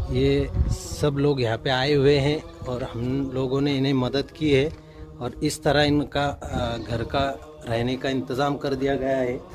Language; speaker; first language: Hindi; non-native, local second language; Urdu